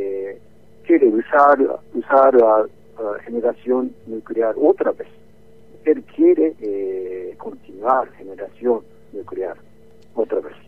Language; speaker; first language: Spanish; non-native, learner; Japanese